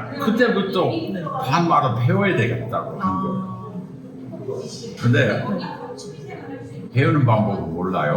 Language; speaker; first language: Korean; non-native, fluent; English